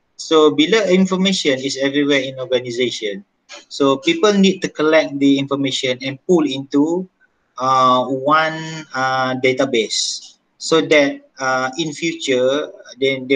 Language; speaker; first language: English; non-native, local second language; Malay